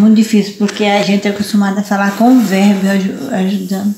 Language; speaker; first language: Portuguese; native; Portuguese